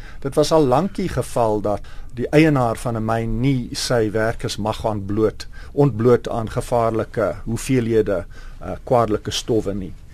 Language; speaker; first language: Afrikaans; non-native, local second language; English